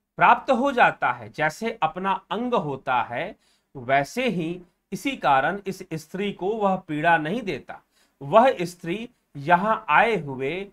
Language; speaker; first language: Hindi; native; Hindi